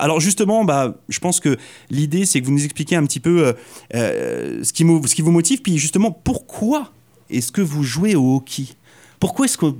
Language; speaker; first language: French; native; French